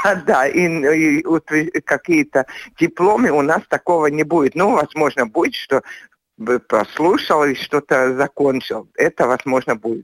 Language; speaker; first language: Russian; non-native, local second language; Latvian